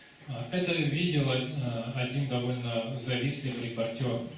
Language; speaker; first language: Russian; native; Russian